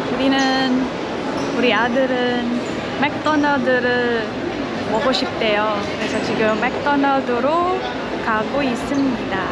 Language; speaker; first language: Korean; non-native, learner; Cebuano